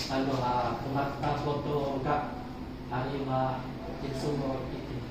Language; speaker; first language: Japanese; non-native, learner; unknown